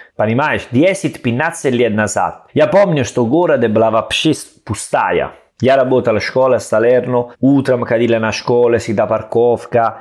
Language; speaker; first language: Russian; non-native, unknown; Italian